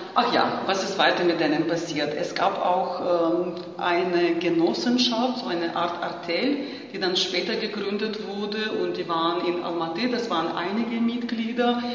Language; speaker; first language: German; non-native, fluent; Ukrainian